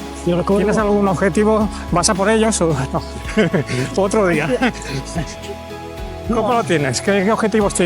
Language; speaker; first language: Spanish; native; Spanish